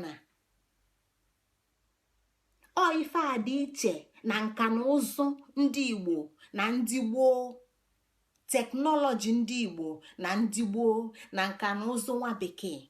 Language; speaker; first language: Igbo; native; Igbo